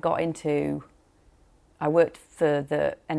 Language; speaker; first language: English; native; English